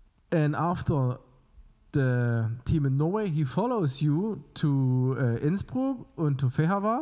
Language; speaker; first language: English; non-native, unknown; German